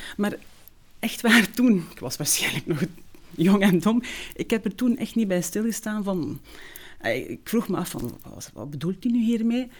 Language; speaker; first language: Dutch; early bilingual, other home language; Turkish